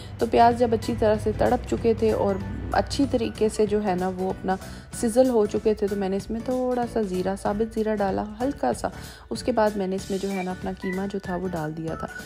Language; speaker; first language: Urdu; native; Urdu